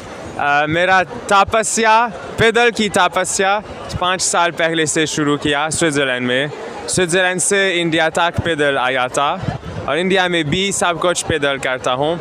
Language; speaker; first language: Hindi; non-native, learner; German